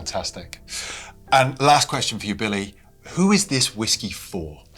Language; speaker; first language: English; native; English